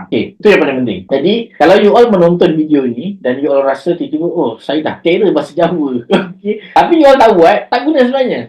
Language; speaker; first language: Malay; native; Malay